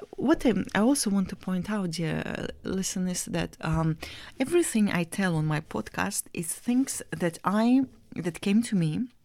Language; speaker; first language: English; non-native, fluent; Russian